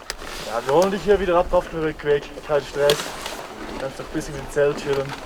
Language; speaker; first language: German; native; German